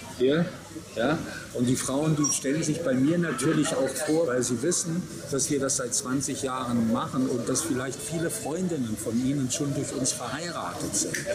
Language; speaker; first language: German; native; German